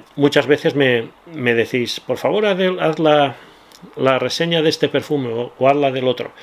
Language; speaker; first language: Spanish; non-native, local second language; Catalan